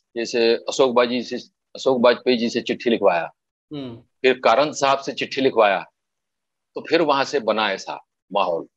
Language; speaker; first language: Hindi; native; Hindi